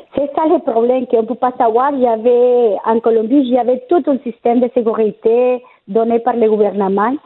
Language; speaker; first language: French; non-native, fluent; Spanish